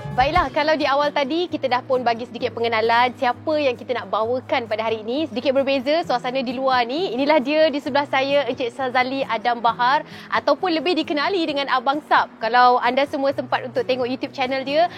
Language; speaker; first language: Malay; native; Malay